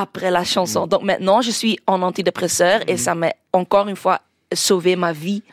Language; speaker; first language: French; non-native, local second language; Dutch